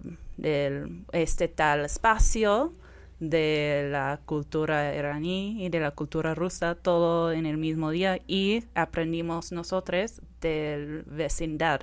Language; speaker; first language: Spanish; non-native, fluent; English